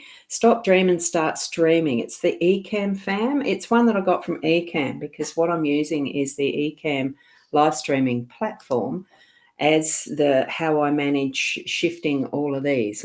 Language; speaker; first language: English; native; English